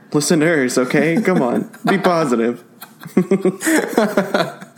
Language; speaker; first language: English; native; English